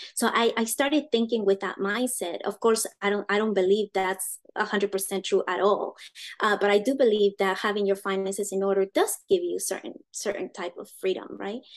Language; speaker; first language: English; early bilingual, other home language; Spanish